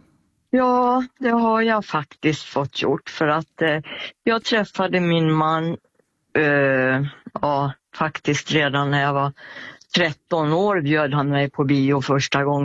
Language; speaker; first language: Swedish; native; Swedish